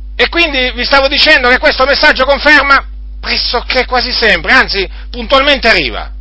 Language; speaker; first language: Italian; native; Italian